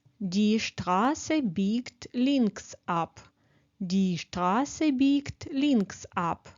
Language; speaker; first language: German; non-native, fluent; Ukrainian